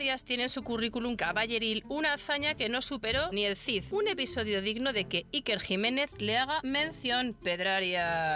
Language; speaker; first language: Spanish; native; Spanish